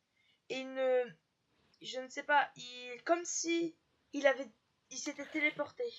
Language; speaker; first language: French; native; French